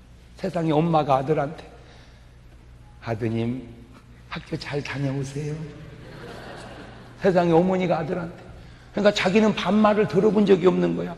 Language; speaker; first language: Korean; native; Korean